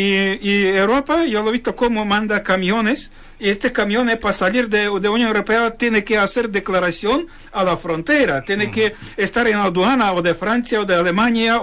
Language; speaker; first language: Spanish; non-native, learner; Ukrainian